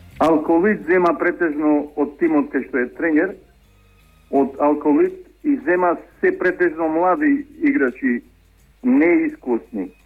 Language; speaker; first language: Macedonian; native; Macedonian